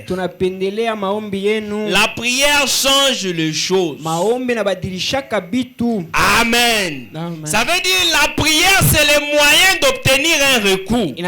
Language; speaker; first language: French; non-native, local second language; Swahili